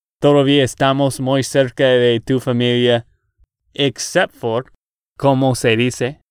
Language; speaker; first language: Spanish; non-native, fluent; English